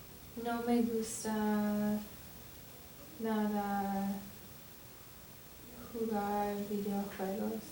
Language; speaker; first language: Spanish; non-native, learner; English